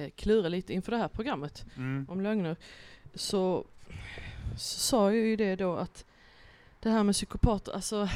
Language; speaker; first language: Swedish; native; Swedish